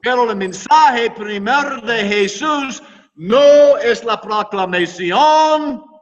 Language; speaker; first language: Spanish; non-native, learner; English